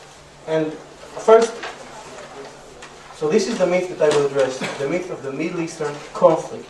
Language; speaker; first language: English; non-native, fluent; Hebrew